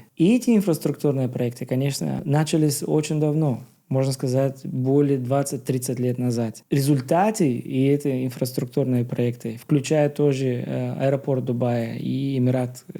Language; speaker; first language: Russian; non-native, learner; Bulgarian